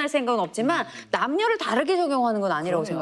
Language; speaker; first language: Korean; native; Korean